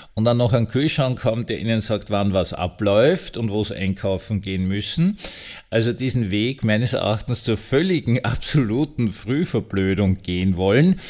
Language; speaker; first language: German; native; German